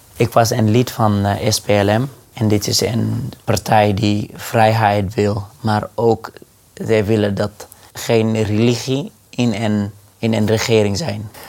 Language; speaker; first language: Dutch; non-native, fluent; Arabic